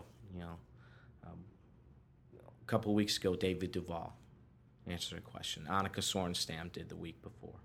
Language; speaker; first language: English; native; English